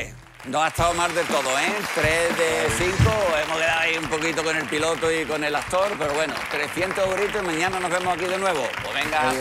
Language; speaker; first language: Spanish; native; Spanish